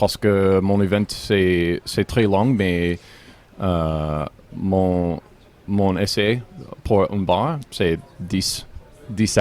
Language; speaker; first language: French; non-native, learner; English